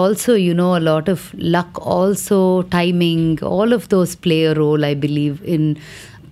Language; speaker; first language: English; non-native, local second language; Telugu